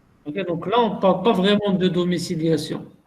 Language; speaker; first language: French; non-native, local second language; Arabic